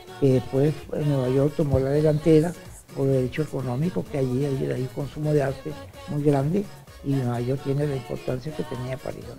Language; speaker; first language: Spanish; native; Spanish